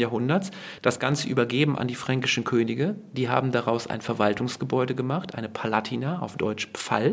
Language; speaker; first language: German; native; German